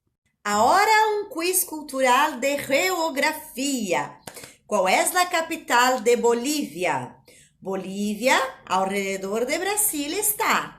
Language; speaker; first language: Spanish; non-native, fluent; Portuguese